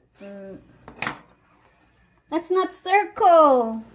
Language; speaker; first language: English; non-native, local second language; Cebuano